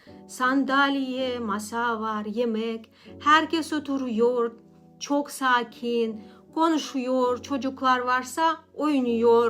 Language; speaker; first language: Turkish; non-native, learner; Russian